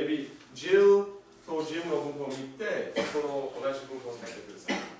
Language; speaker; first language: Japanese; non-native, learner; English